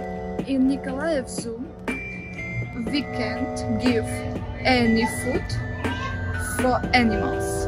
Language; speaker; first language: English; non-native, learner; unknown